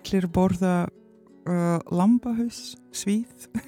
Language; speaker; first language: Icelandic; non-native, learner; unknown